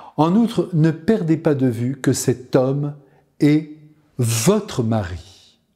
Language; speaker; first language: French; native; French